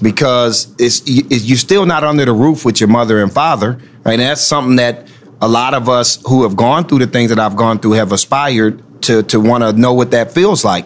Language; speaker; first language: English; native; English